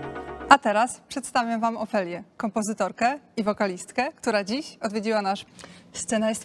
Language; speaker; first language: Polish; native; Polish